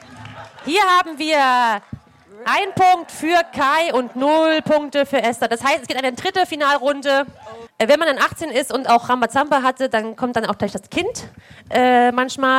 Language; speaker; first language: German; native; German